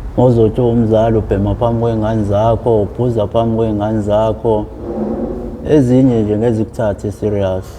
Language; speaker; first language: Zulu; native; Zulu